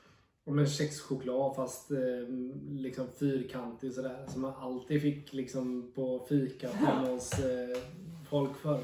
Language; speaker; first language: Swedish; native; Swedish